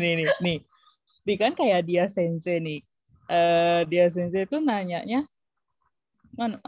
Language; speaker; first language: Indonesian; native; Indonesian